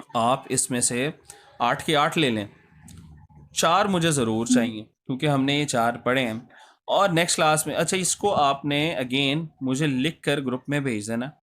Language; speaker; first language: Urdu; non-native, local second language; Punjabi